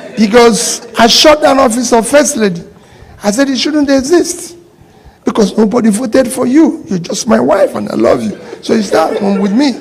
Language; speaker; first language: English; non-native, local second language; Igbo